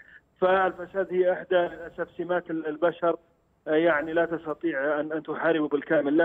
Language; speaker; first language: Arabic; native; Arabic